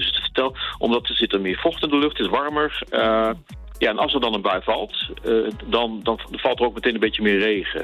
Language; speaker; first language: Dutch; native; Dutch